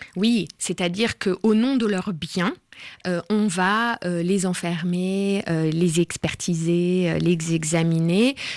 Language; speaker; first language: French; native; French